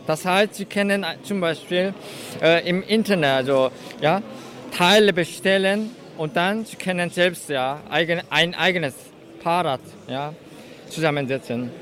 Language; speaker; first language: German; non-native, fluent; Korean